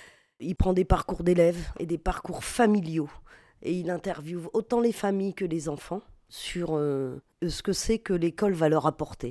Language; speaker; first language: French; native; French